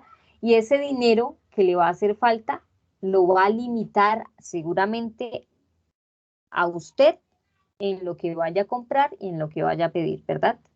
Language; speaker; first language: Spanish; native; Spanish